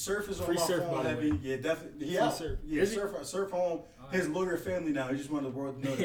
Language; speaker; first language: English; native; English